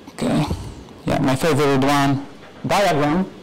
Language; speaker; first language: English; non-native, fluent; Polish